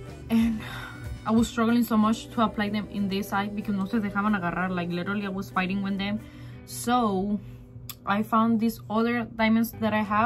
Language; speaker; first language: English; early bilingual, other home language; Spanish